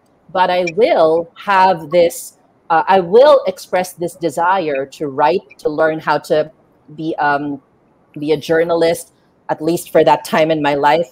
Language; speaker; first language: English; non-native, local second language; Filipino